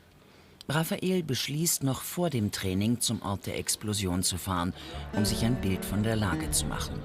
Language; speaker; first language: German; native; German